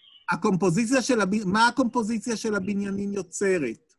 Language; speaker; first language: Hebrew; native; Hebrew